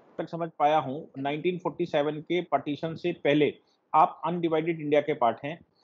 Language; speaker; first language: Hindi; native; Hindi